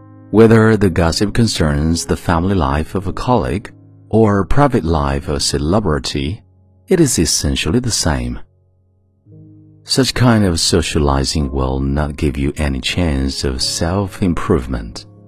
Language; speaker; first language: English; non-native, fluent; Chinese